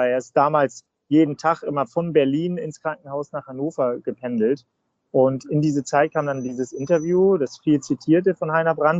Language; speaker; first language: German; native; German